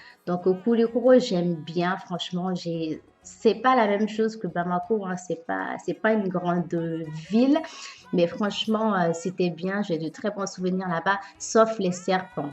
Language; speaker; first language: French; early bilingual, other home language; Bambara